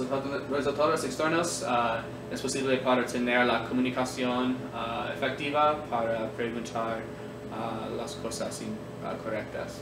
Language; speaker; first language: Spanish; non-native, learner; English